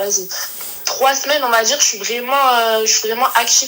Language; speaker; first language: French; native; French